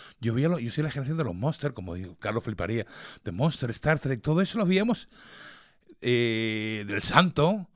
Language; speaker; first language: Spanish; early bilingual, other home language; English